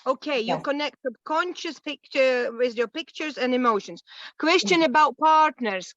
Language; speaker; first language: English; non-native, fluent; Latvian